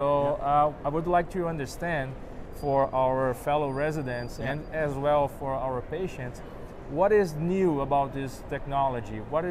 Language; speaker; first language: English; non-native, fluent; Portuguese